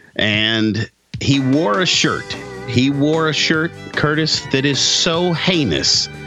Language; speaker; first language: English; native; English